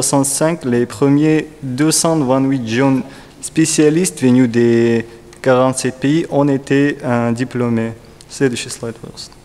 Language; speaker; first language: French; non-native, learner; Russian